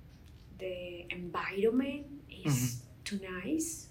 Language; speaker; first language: English; non-native, learner; Spanish